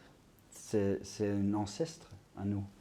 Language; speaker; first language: French; non-native, local second language; Dutch